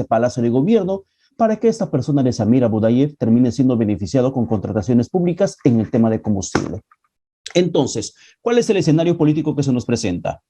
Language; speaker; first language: Spanish; native; Spanish